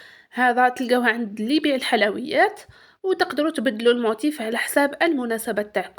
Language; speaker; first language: Arabic; native; Arabic